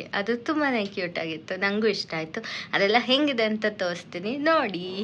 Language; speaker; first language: Kannada; native; Kannada